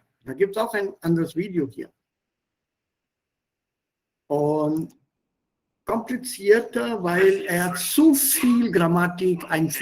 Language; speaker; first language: German; non-native, fluent; Hindi